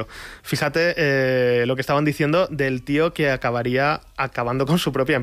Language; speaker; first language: Spanish; native; Spanish